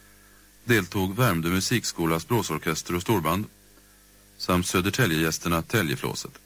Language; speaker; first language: Swedish; native; Swedish